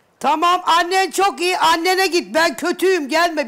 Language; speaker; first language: Turkish; native; Turkish